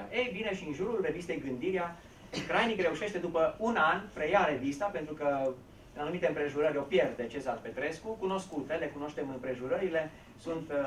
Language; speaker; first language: Romanian; native; Romanian